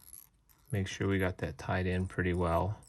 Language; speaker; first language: English; native; English